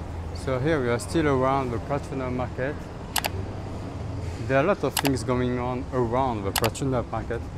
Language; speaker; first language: English; non-native, fluent; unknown